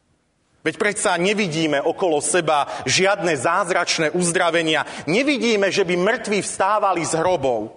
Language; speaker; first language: Slovak; native; Slovak